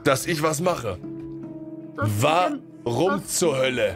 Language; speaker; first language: German; native; German